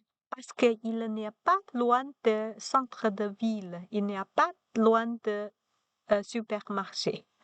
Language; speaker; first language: French; non-native, learner; Chinese